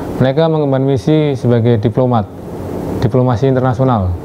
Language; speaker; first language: Indonesian; native; Indonesian